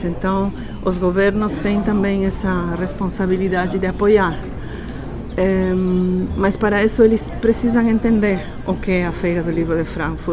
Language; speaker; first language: Portuguese; non-native, fluent; Spanish